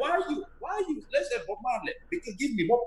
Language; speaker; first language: English; non-native, learner; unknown